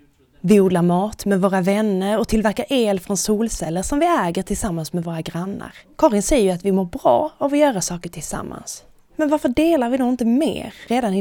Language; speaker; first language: Swedish; native; Swedish